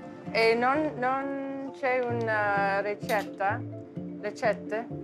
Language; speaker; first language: Italian; non-native, learner; English